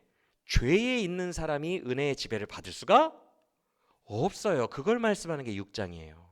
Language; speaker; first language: Korean; native; Korean